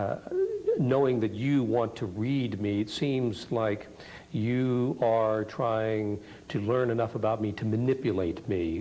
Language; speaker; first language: English; native; English